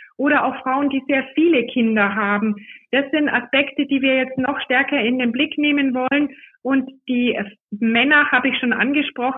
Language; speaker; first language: German; native; German